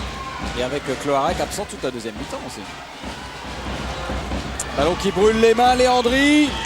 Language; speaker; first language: French; native; French